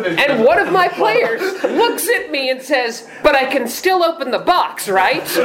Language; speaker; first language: English; native; English